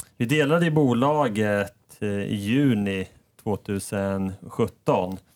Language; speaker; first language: Swedish; native; Swedish